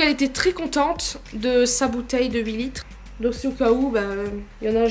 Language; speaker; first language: French; native; French